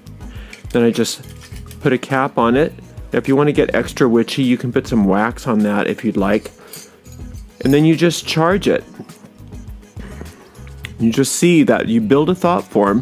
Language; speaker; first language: English; native; English